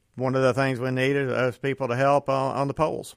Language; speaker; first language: English; native; English